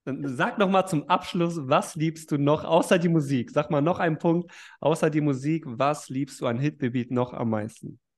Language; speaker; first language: German; native; German